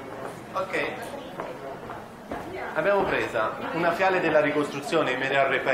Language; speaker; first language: Italian; native; Italian